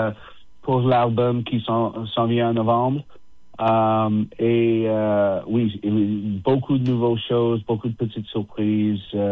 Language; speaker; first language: French; non-native, local second language; English